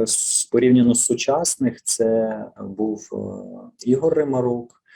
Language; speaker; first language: Ukrainian; native; Ukrainian